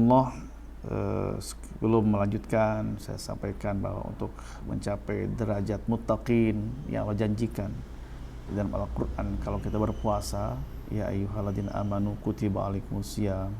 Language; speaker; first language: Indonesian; native; Indonesian